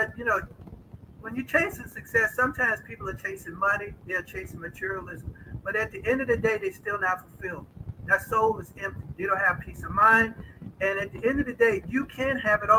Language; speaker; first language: English; native; English